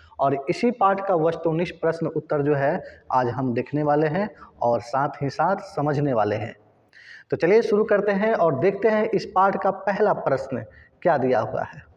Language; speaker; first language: Hindi; native; Hindi